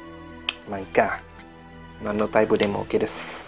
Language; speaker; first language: Japanese; non-native, learner; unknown